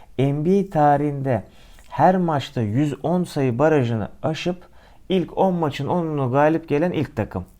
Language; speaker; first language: Turkish; native; Turkish